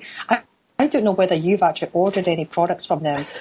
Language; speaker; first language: English; native; English